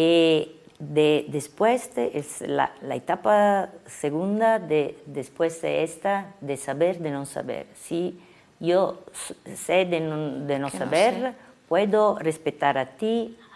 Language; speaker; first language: Spanish; non-native, fluent; Italian